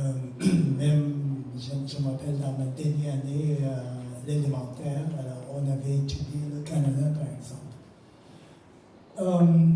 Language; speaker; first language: French; non-native, fluent; English